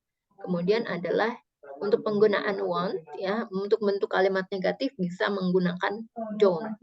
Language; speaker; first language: Indonesian; native; Indonesian